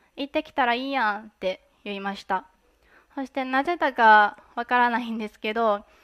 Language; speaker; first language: Japanese; native; Japanese